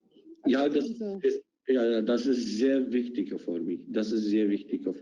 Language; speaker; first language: German; non-native, learner; Arabic